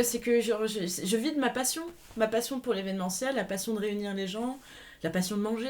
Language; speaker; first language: French; native; French